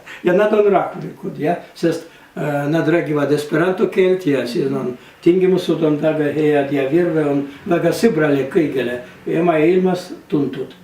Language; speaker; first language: Estonian; non-native, learner; Russian